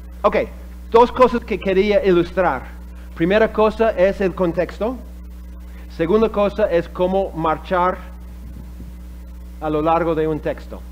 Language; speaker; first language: Spanish; non-native, fluent; English